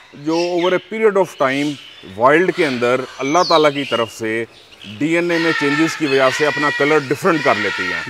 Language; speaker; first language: Urdu; native; Urdu